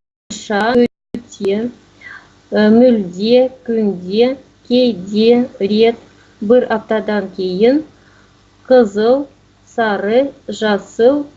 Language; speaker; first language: Kazakh; non-native, learner; Russian